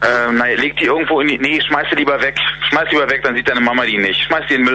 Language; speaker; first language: German; native; German